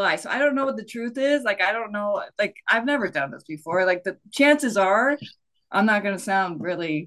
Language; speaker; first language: English; native; English